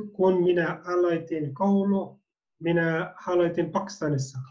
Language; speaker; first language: Finnish; non-native, learner; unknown